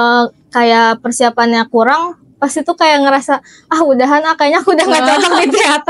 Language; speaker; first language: Indonesian; native; Indonesian